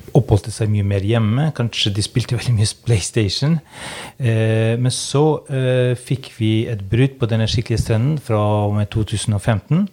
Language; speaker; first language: Norwegian; non-native, fluent; Albanian